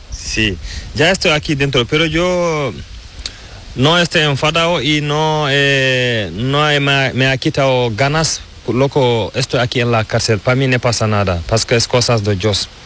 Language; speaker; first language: Spanish; non-native, learner; Fula